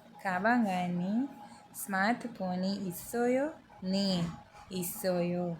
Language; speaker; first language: Korean; non-native, fluent; Hindi